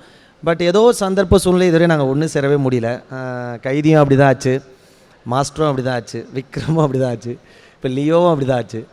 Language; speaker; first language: Tamil; native; Tamil